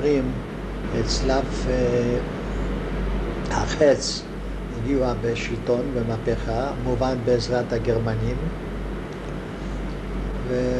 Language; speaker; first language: Hebrew; non-native, fluent; Hungarian